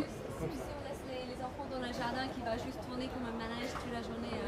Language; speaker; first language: French; non-native, learner; English